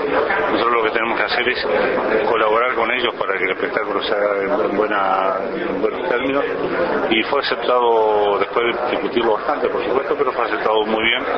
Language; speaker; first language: Spanish; native; Spanish